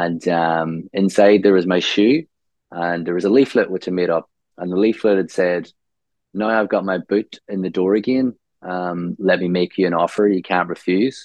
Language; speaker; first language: English; native; English